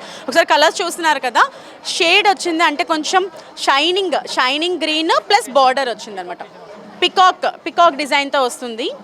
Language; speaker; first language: Telugu; native; Telugu